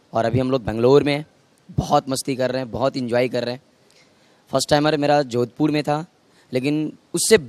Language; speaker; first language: Hindi; native; Hindi